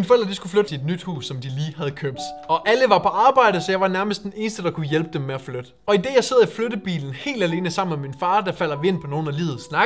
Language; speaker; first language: Danish; native; Danish